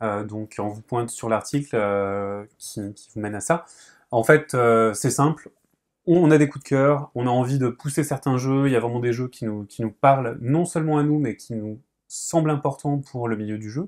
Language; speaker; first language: French; native; French